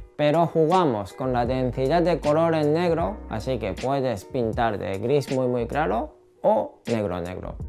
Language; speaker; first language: Spanish; non-native, fluent; Japanese